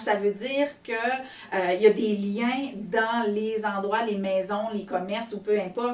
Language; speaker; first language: French; native; French